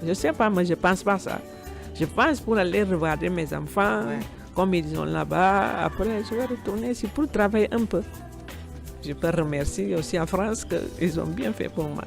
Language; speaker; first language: French; non-native, learner; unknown